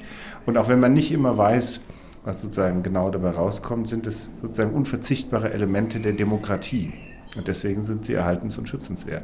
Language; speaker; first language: German; native; German